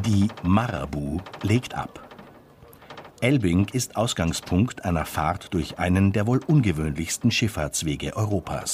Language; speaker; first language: German; native; German